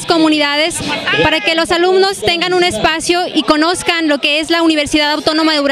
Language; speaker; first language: Spanish; native; Spanish